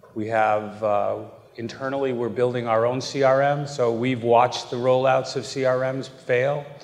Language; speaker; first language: English; native; English